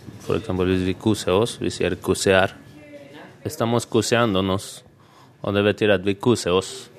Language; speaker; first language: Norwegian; non-native, fluent; Spanish